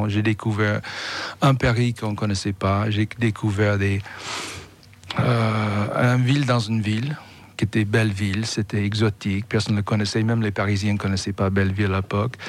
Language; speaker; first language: French; non-native, fluent; English